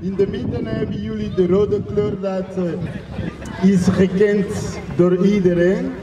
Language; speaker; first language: Dutch; non-native, fluent; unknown